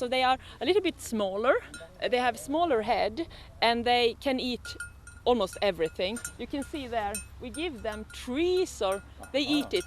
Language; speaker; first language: English; non-native, fluent; Swedish